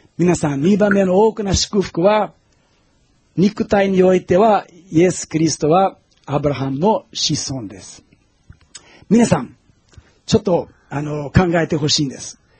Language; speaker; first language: Japanese; non-native, fluent; Portuguese